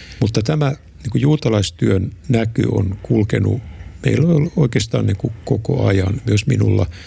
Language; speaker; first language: Finnish; native; Finnish